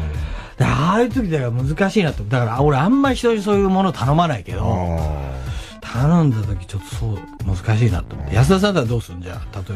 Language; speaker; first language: Japanese; native; Japanese